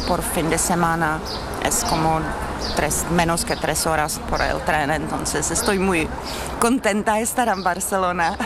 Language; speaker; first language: Spanish; non-native, fluent; Czech